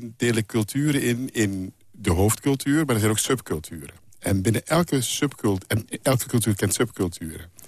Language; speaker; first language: Dutch; non-native, local second language; Papiamento